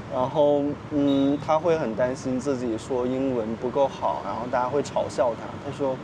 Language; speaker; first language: Chinese; native; Chinese